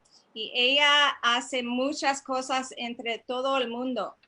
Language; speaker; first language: Spanish; non-native, learner; English